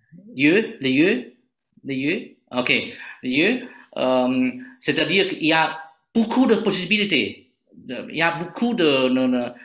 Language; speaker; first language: French; non-native, learner; Vietnamese